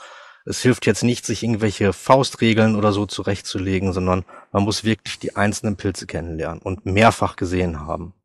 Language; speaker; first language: German; native; German